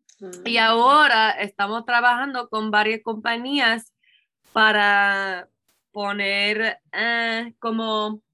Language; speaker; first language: Spanish; non-native, learner; English